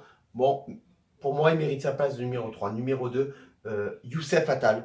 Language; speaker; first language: French; native; French